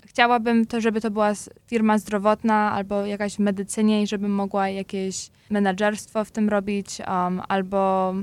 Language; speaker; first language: Polish; early bilingual, heritage; Polish